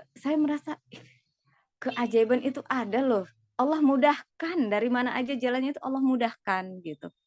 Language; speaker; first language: Indonesian; native; Indonesian